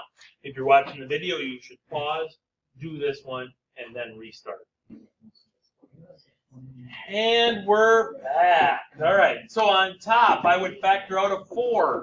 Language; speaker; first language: English; native; English